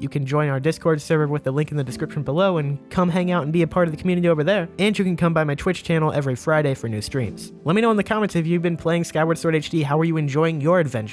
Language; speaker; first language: English; native; English